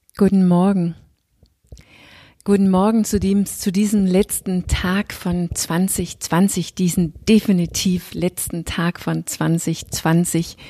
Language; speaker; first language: German; non-native, fluent; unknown